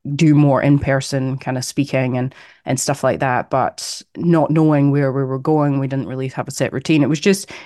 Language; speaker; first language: English; native; English